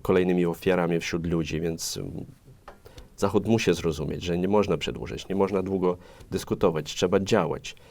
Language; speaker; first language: Polish; non-native, fluent; Ukrainian